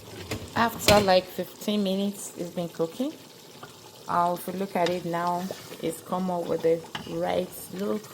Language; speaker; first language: English; non-native, local second language; Yoruba